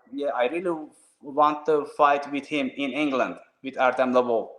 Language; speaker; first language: English; non-native, learner; Turkish